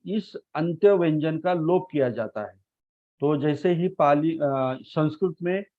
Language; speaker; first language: Hindi; non-native, local second language; Marathi